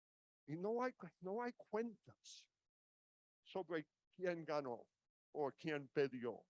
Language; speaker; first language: Spanish; non-native, fluent; English